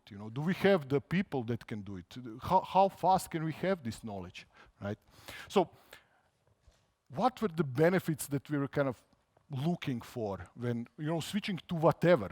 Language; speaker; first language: English; non-native, fluent; Croatian